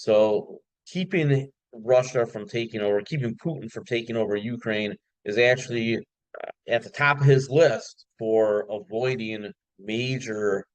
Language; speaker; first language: English; native; English